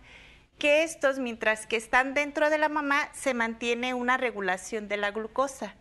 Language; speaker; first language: Spanish; native; Spanish